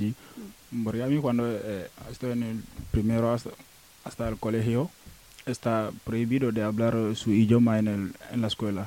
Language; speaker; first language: Spanish; non-native, learner; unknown